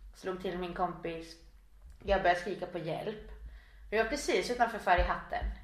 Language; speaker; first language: Swedish; native; Swedish